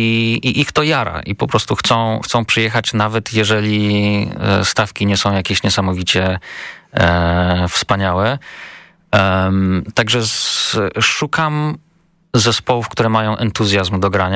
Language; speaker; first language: Polish; native; Polish